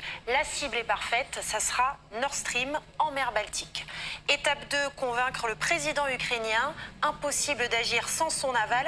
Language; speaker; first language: French; native; French